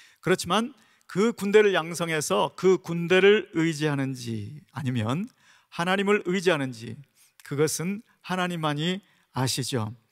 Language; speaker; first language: Korean; native; Korean